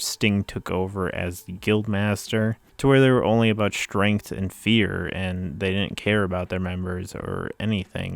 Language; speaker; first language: English; native; English